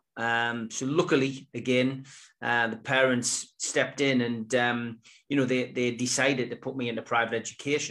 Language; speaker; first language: English; native; English